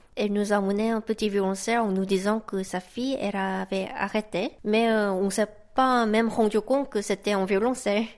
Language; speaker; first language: French; non-native, fluent; Korean